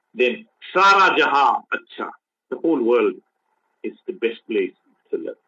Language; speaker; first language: English; native; English